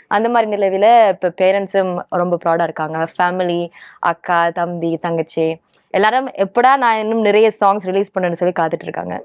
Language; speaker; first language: Tamil; early bilingual, heritage; Tamil